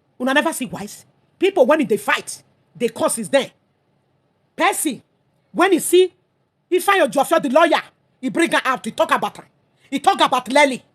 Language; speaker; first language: Nigerian Pidgin; native; Nigerian Pidgin